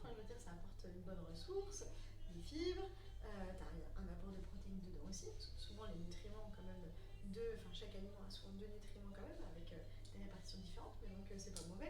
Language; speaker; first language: French; native; French